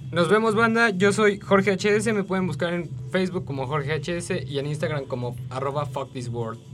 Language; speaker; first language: Spanish; native; Spanish